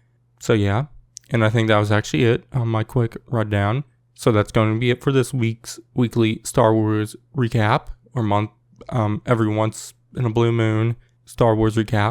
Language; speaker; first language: English; native; English